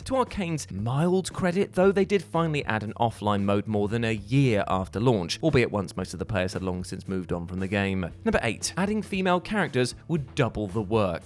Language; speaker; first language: English; native; English